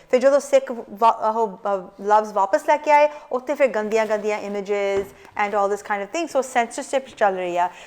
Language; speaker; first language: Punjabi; early bilingual, heritage; Punjabi